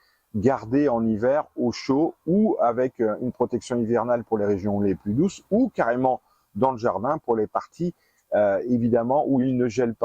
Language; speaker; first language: French; native; French